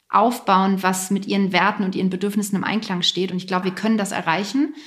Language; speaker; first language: German; native; German